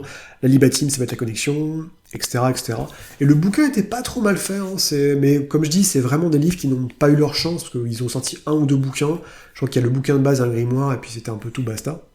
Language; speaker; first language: French; native; French